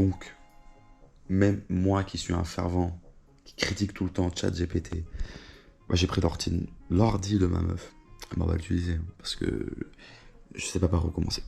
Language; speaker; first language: French; native; French